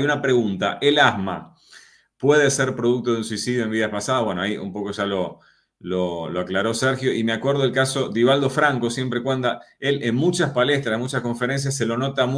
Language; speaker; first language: Spanish; native; Spanish